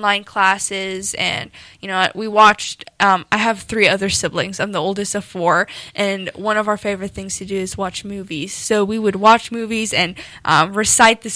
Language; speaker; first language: English; non-native, local second language; Afrikaans